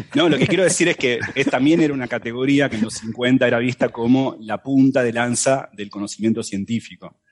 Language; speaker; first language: Spanish; native; Spanish